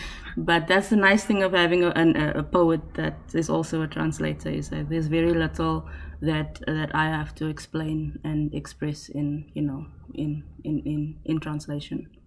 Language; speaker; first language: English; non-native, local second language; Afrikaans